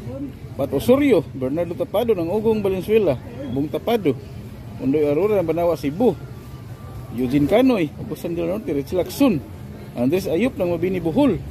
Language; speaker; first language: Filipino; non-native, local second language; Cebuano